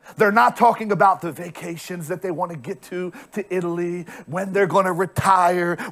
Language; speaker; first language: English; native; English